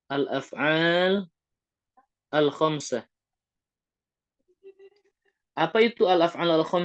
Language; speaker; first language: Arabic; non-native, fluent; Indonesian